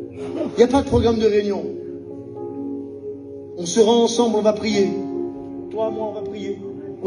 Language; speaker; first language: French; native; French